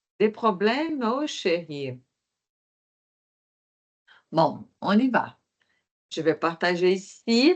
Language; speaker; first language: French; non-native, fluent; Portuguese